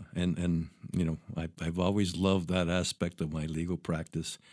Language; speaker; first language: English; early bilingual, other home language; Spanish